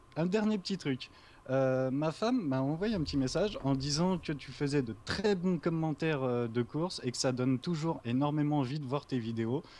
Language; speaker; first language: French; native; French